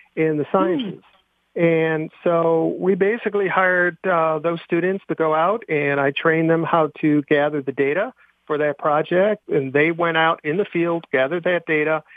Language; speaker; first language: English; native; English